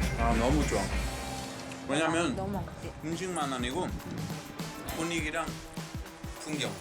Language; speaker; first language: Korean; non-native, fluent; Spanish